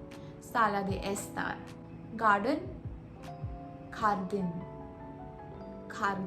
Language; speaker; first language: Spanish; non-native, fluent; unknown